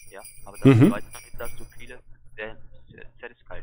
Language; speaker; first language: German; non-native, learner; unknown